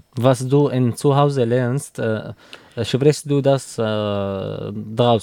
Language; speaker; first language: German; non-native, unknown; Arabic